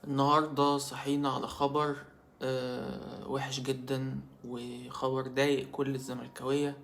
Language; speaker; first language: Arabic; native; Arabic